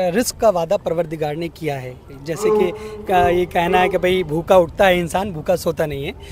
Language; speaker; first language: Hindi; native; Hindi